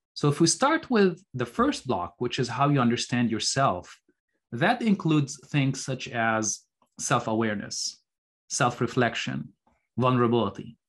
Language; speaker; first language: English; non-native, fluent; Arabic